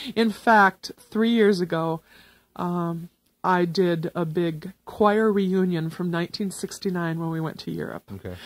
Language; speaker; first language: English; native; English